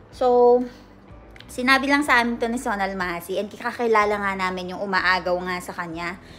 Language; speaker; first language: Filipino; native; Filipino